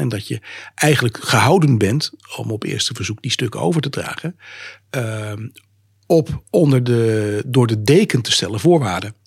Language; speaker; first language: Dutch; native; Dutch